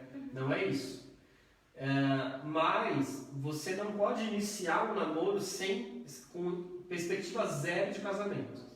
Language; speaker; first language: Portuguese; native; Portuguese